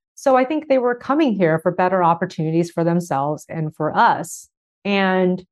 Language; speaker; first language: English; early bilingual, other home language; Chinese